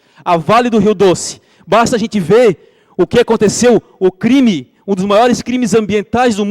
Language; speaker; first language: Portuguese; native; Portuguese